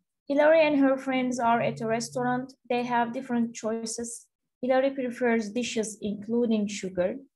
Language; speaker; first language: English; non-native, fluent; Turkish